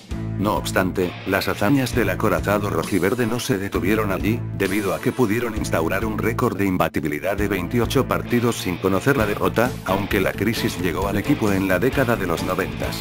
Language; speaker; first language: Spanish; native; Spanish